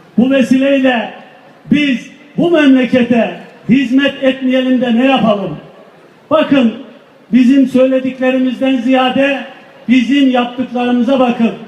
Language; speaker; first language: Turkish; native; Turkish